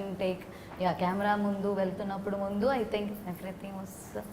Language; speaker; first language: Telugu; non-native, learner; Malayalam